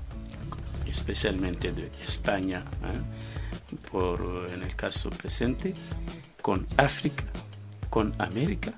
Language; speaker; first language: Spanish; non-native, fluent; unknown